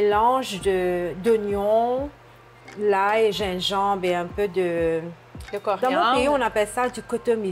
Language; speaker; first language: French; non-native, local second language; Morisyen